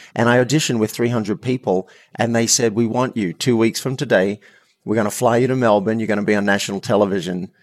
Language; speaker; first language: English; native; English